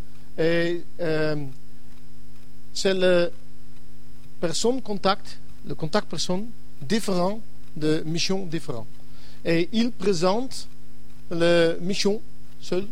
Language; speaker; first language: French; non-native, learner; English